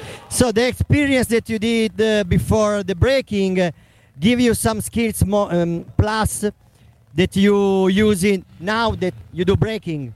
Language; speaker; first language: English; non-native, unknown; Italian